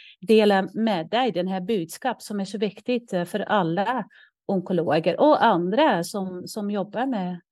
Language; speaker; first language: Swedish; non-native, fluent; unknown